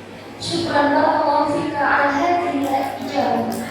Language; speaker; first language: Arabic; non-native, fluent; Indonesian